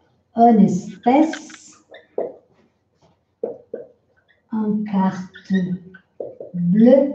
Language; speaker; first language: French; non-native, fluent; Portuguese